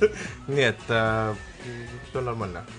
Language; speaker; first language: Russian; non-native, learner; Estonian